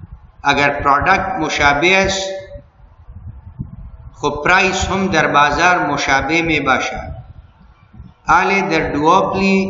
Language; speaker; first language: Persian; non-native, local second language; Pashto